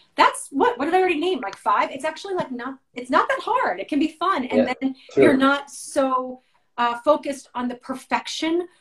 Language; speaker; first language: English; native; English